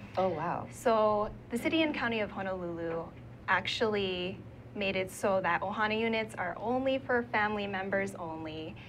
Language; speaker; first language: English; native; English